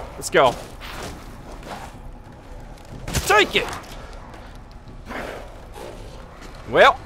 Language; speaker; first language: English; native; English